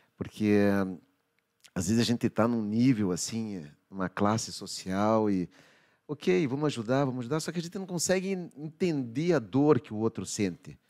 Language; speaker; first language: Portuguese; native; Portuguese